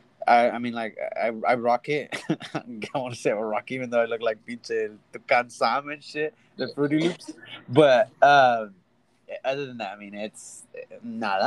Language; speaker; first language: English; early bilingual, other home language; Spanish